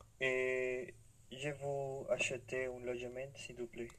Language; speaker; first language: French; non-native, learner; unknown